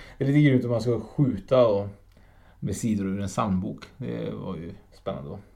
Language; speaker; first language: Swedish; native; Swedish